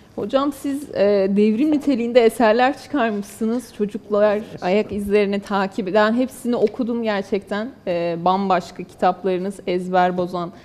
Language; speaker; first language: Turkish; native; Turkish